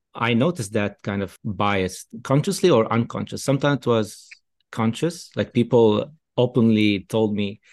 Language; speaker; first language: English; non-native, fluent; Arabic